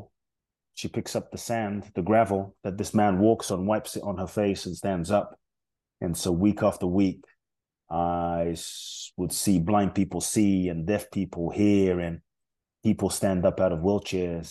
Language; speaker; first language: English; native; English